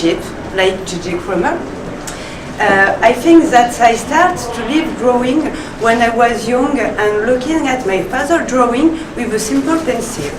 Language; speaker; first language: English; non-native, learner; French